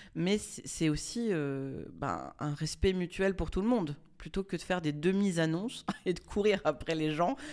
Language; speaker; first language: French; native; French